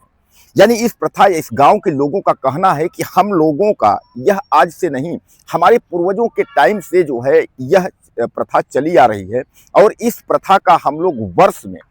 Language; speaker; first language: Hindi; native; Hindi